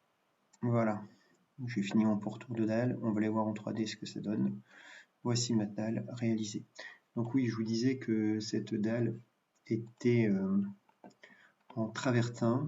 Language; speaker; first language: French; native; French